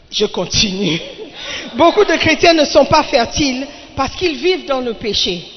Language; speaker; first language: French; non-native, fluent; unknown